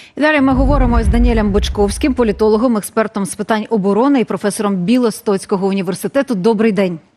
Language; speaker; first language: Ukrainian; native; Ukrainian